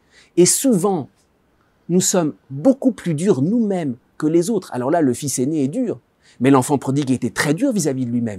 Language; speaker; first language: French; native; French